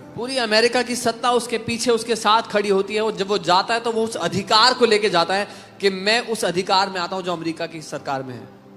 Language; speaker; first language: Hindi; native; Hindi